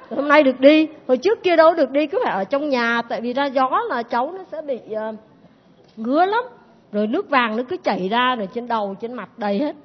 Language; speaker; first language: Vietnamese; native; Vietnamese